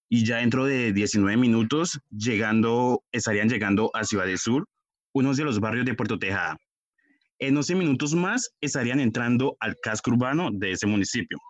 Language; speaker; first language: Spanish; native; Spanish